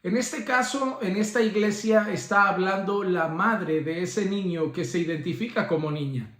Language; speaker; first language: Spanish; native; Spanish